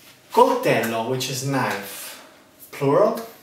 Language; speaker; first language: English; non-native, fluent; Italian